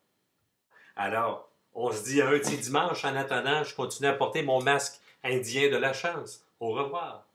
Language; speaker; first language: French; native; French